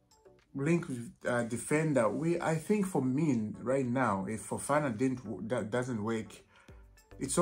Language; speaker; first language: English; non-native, fluent; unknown